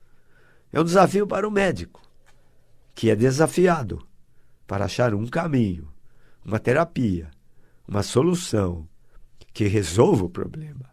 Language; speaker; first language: Portuguese; native; Portuguese